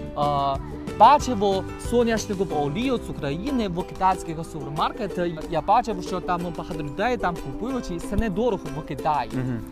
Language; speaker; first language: Ukrainian; non-native, learner; Chinese